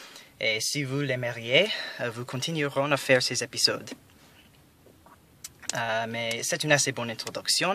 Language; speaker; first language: French; non-native, learner; English